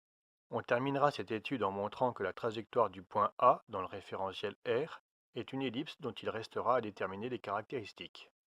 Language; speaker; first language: French; native; French